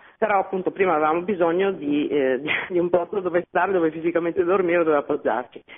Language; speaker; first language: Italian; native; Italian